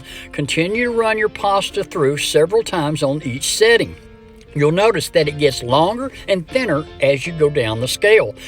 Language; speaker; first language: English; native; English